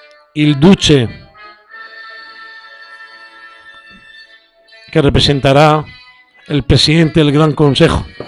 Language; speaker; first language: Spanish; native; Spanish